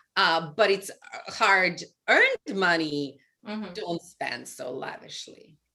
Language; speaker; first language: English; non-native, fluent; Albanian